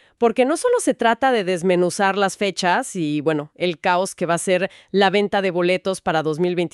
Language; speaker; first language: Spanish; native; Spanish